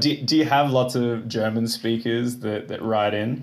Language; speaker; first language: English; native; English